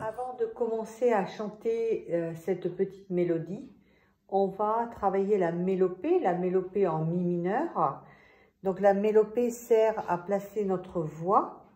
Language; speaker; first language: French; native; French